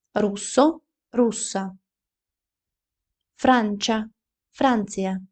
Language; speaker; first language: Italian; non-native, fluent; Ukrainian